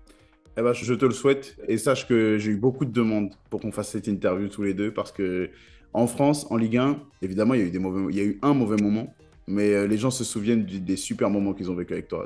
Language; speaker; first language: French; native; French